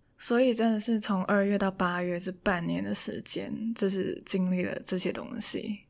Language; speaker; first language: Chinese; non-native, local second language; Cantonese